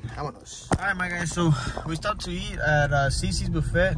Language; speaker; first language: English; early bilingual, other home language; Spanish